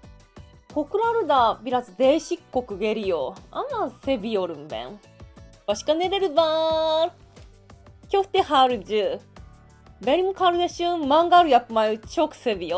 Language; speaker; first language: Turkish; non-native, learner; Japanese